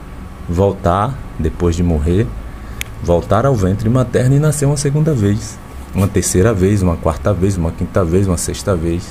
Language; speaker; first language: Portuguese; native; Portuguese